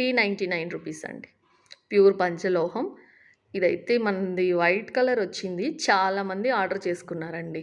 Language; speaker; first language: Telugu; native; Telugu